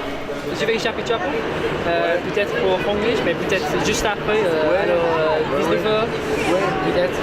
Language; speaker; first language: French; non-native, learner; English